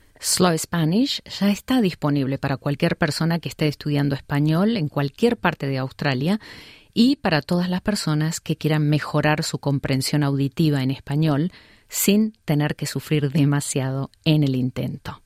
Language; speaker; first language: Spanish; native; Spanish